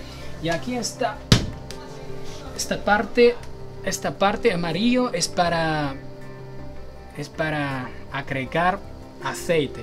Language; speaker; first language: Spanish; non-native, learner; Chinese